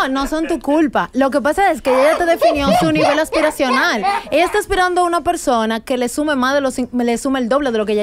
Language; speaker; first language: Spanish; native; Spanish